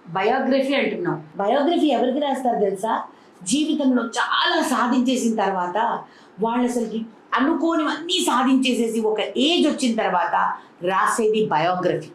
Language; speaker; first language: Telugu; native; Telugu